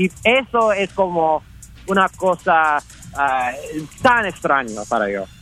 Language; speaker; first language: Spanish; early bilingual, heritage; English